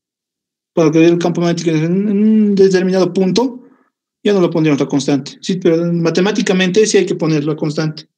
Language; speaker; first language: Spanish; native; Spanish